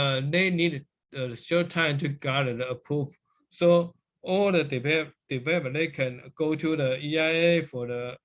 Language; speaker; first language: English; non-native, learner; Chinese